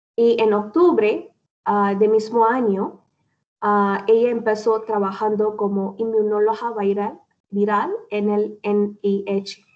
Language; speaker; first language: Spanish; non-native, learner; Malayalam